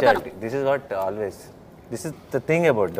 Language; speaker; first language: Telugu; native; Telugu